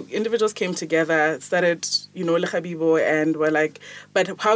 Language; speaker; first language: English; non-native, local second language; Tswana